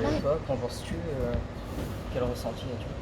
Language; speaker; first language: French; native; French